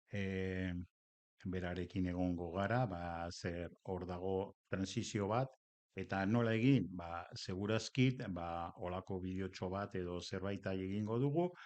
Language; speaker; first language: Basque; non-native, local second language; Spanish